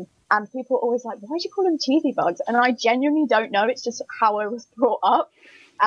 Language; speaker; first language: English; native; English